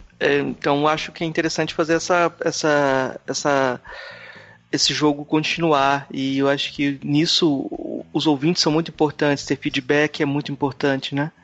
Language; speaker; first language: Portuguese; native; Portuguese